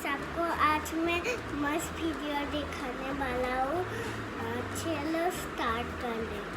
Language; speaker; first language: Hindi; non-native, local second language; Assamese